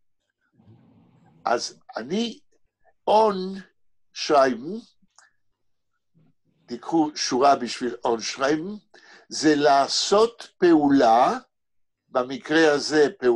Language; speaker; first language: Hebrew; native; Hebrew